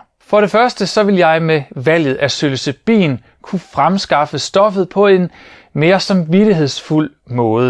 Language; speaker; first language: Danish; native; Danish